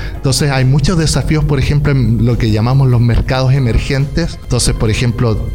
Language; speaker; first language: Spanish; native; Spanish